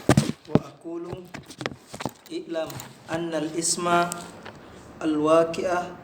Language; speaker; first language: Arabic; non-native, fluent; Indonesian